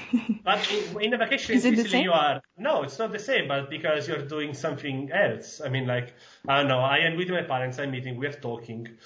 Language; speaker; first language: English; non-native, fluent; Italian